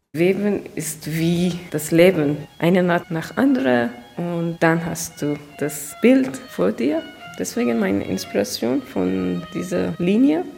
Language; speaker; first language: German; non-native, learner; Persian